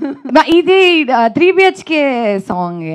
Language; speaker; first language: Telugu; non-native, learner; Kannada